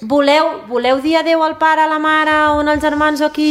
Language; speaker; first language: Catalan; native; Catalan